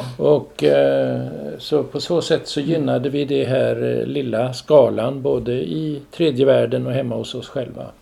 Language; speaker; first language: Swedish; native; Swedish